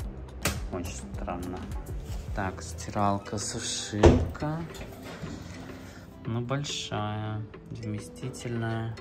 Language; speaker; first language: Russian; native; Russian